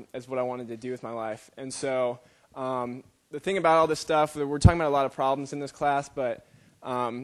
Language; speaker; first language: English; native; English